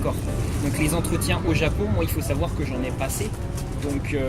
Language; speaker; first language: French; native; French